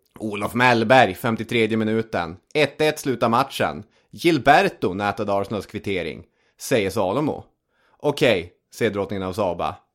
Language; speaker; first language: Swedish; native; Swedish